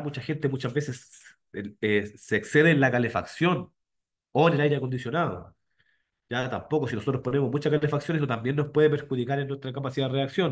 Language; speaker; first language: Spanish; native; Spanish